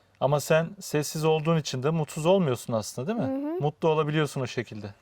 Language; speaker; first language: Turkish; native; Turkish